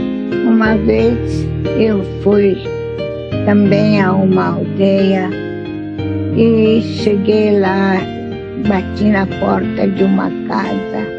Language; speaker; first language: Portuguese; non-native, fluent; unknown